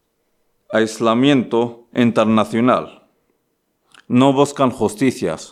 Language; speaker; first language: Spanish; non-native, learner; Arabic